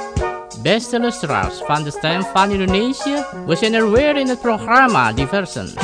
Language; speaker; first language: Dutch; non-native, learner; Indonesian